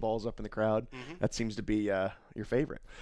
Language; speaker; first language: English; native; English